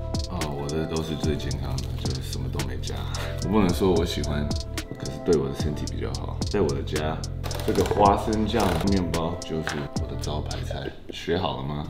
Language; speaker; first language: Chinese; early bilingual, heritage; Chinese